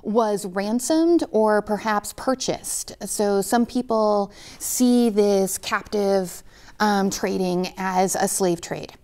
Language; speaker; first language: English; native; English